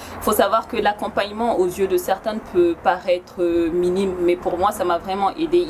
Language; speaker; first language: French; non-native, local second language; Bambara